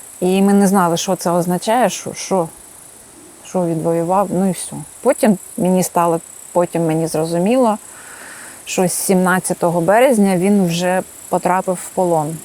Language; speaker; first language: Ukrainian; non-native, local second language; Russian